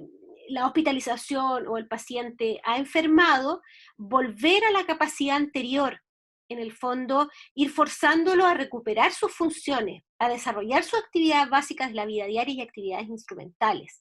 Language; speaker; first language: Spanish; native; Spanish